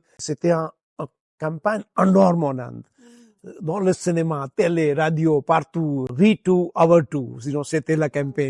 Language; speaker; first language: French; non-native, fluent; Gujarati